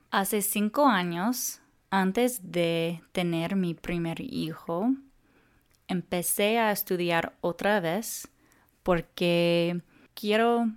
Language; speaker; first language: Spanish; non-native, learner; English